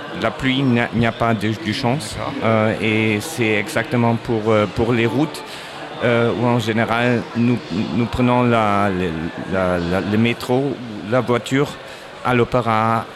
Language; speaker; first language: French; non-native, learner; German